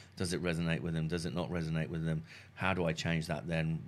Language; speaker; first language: English; native; English